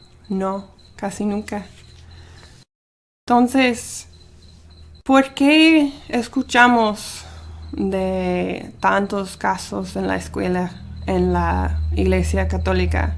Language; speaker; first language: Spanish; early bilingual, heritage; Spanish